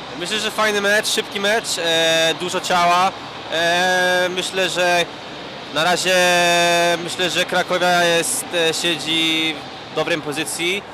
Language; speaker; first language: Polish; early bilingual, heritage; Polish